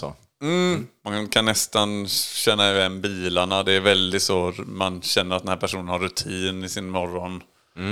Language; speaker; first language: Swedish; native; Swedish